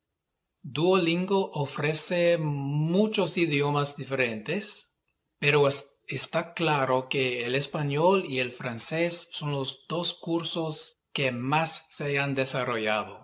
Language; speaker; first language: Spanish; non-native, fluent; English